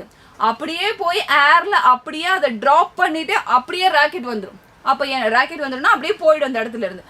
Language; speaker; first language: Tamil; native; Tamil